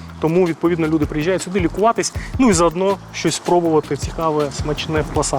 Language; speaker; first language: Ukrainian; non-native, learner; Italian